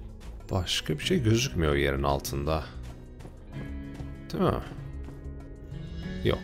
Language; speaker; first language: Turkish; native; Turkish